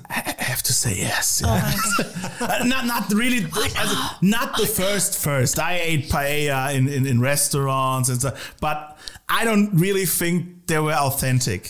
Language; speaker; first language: English; non-native, fluent; German